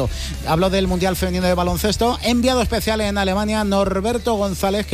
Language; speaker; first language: Spanish; native; Spanish